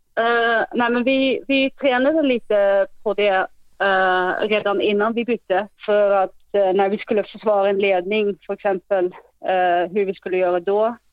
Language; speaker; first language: Swedish; non-native, fluent; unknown